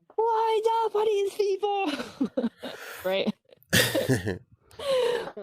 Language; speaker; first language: English; non-native, learner; Japanese